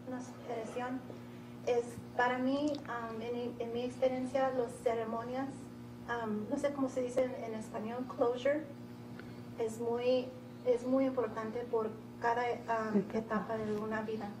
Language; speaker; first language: Spanish; early bilingual, heritage; Spanish